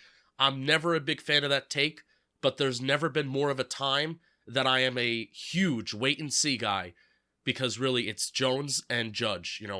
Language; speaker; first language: English; native; English